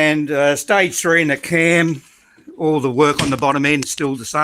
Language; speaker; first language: English; native; English